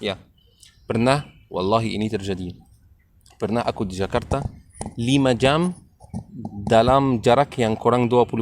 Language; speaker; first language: Indonesian; non-native, learner; Arabic